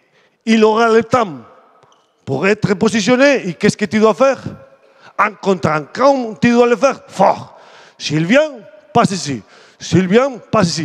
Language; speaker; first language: French; non-native, fluent; Spanish